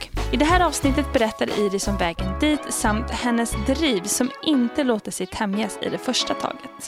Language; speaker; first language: Swedish; native; Swedish